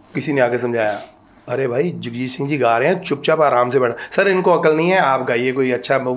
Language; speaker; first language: Hindi; native; Hindi